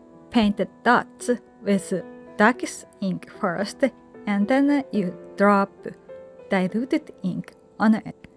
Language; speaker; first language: English; non-native, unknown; Japanese